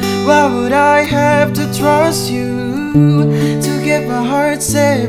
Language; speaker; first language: English; non-native, learner; Indonesian